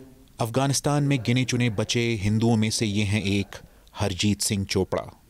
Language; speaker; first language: Hindi; native; Hindi